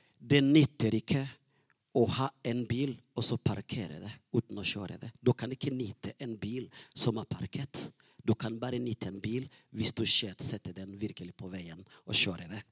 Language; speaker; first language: Norwegian; non-native, fluent; Rundi